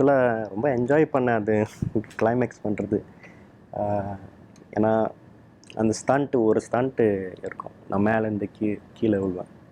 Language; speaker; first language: Tamil; early bilingual, heritage; Tamil